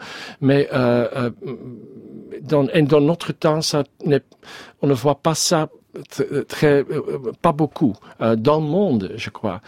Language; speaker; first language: French; non-native, learner; Dutch